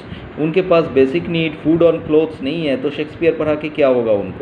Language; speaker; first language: Hindi; native; Hindi